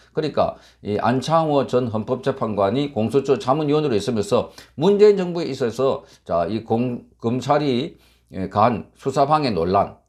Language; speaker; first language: Korean; native; Korean